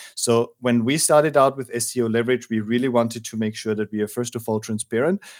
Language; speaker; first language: English; non-native, fluent; German